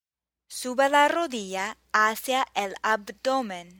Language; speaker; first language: Spanish; non-native, fluent; English